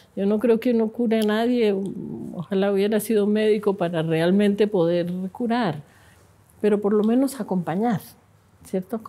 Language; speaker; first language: Spanish; native; Spanish